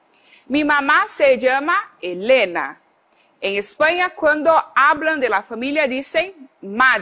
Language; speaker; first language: Spanish; non-native, fluent; Portuguese